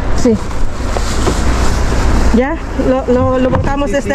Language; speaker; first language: Spanish; non-native, learner; Filipino